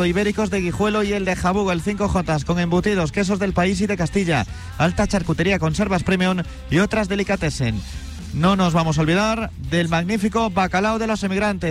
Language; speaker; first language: Spanish; native; Spanish